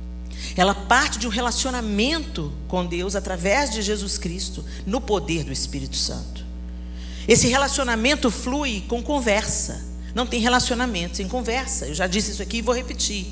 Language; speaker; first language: Portuguese; native; Portuguese